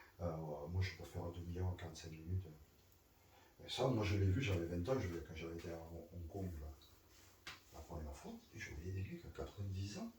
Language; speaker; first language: French; native; French